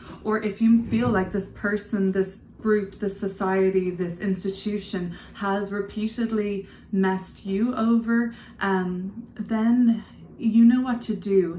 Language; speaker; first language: English; native; English